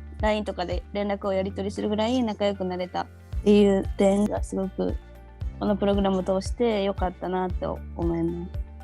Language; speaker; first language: Japanese; native; Japanese